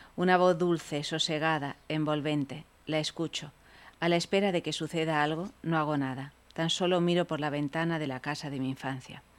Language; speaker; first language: Spanish; early bilingual, other home language; Italian